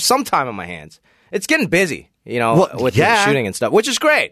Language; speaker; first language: English; early bilingual, other home language; Cantonese